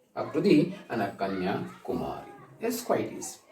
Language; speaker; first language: English; non-native, local second language; Kannada